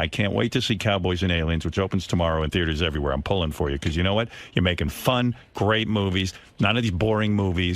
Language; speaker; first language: English; native; English